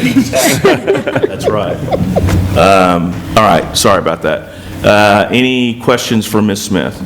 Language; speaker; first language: English; native; English